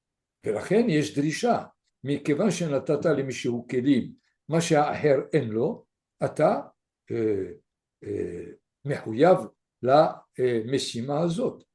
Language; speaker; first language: Hebrew; non-native, fluent; French